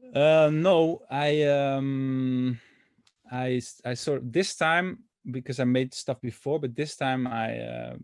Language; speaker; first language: English; non-native, fluent; Dutch